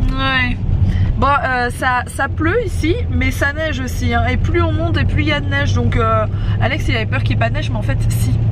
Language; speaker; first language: French; native; French